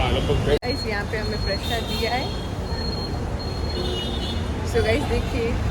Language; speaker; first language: Hindi; non-native, local second language; Gujarati